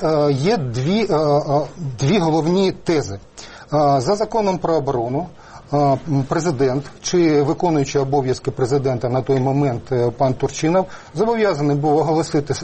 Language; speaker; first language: Ukrainian; native; Ukrainian